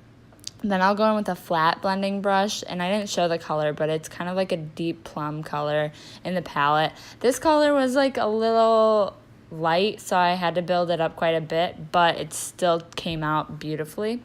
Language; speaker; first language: English; native; English